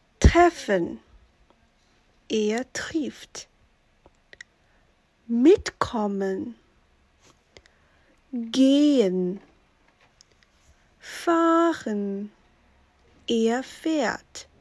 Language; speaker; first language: German; non-native, fluent; Chinese